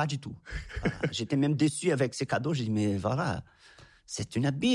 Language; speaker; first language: French; non-native, fluent; Portuguese